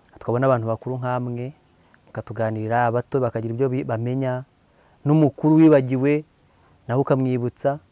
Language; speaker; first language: Kinyarwanda; native; Kinyarwanda